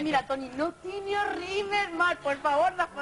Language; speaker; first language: Spanish; native; Spanish